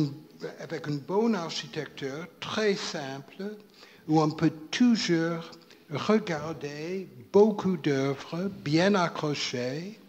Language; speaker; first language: French; non-native, fluent; English